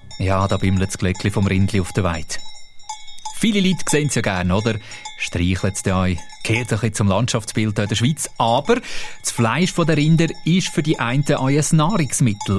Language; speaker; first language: German; native; German